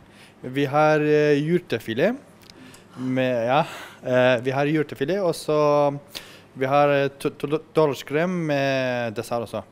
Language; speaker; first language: Norwegian; non-native, learner; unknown